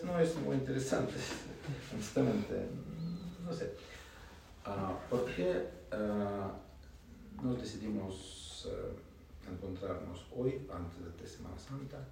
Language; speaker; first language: Spanish; non-native, learner; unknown